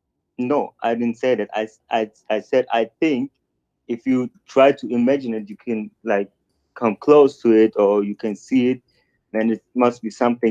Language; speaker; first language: English; non-native, fluent; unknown